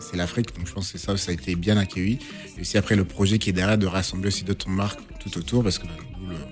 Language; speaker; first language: French; non-native, local second language; Lingala